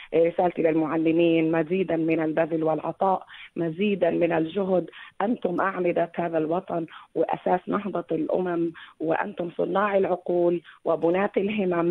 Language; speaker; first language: Arabic; native; Arabic